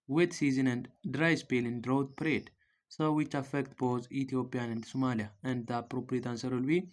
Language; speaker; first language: English; non-native, local second language; Amharic